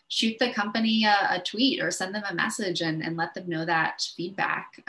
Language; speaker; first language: English; native; English